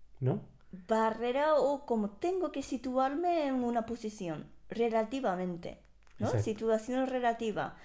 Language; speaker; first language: Spanish; non-native, fluent; Japanese